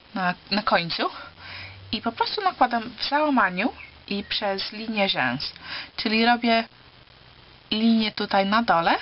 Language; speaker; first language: Polish; early bilingual, heritage; Polish